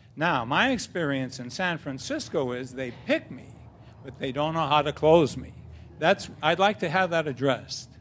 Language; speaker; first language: English; native; English